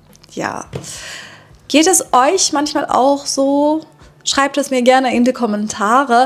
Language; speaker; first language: German; non-native, fluent; Persian